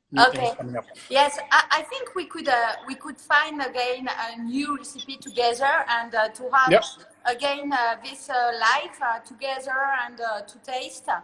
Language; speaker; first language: English; non-native, learner; French